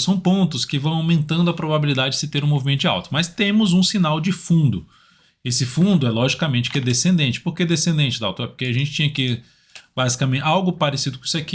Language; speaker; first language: Portuguese; native; Portuguese